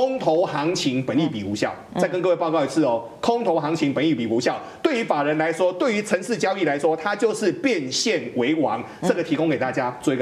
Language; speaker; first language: Chinese; native; Chinese